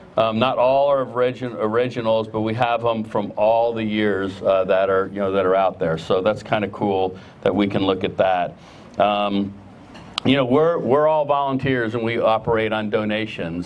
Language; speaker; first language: English; native; English